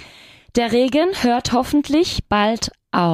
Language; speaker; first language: German; non-native, fluent; Spanish